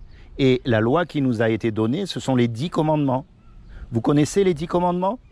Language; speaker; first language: French; native; French